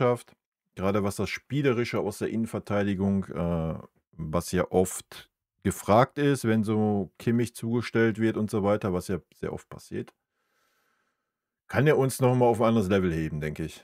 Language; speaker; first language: German; native; German